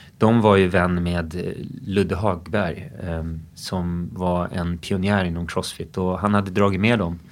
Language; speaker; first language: Swedish; early bilingual, other home language; English